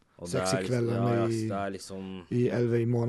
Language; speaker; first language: Norwegian; non-native, learner; German